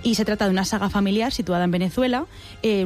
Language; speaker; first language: Spanish; native; Spanish